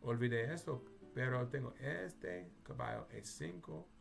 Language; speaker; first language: Spanish; non-native, learner; English